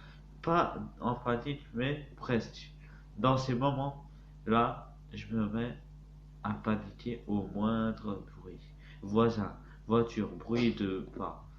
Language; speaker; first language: French; native; French